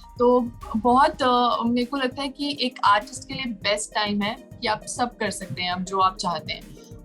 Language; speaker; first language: Hindi; native; Hindi